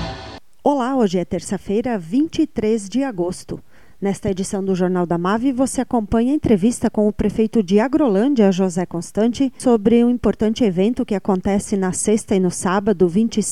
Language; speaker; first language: Portuguese; native; Portuguese